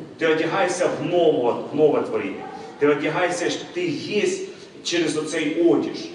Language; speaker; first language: Ukrainian; non-native, local second language; Russian